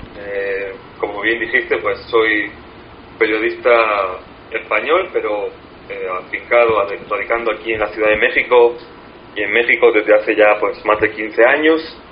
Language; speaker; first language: Spanish; native; Spanish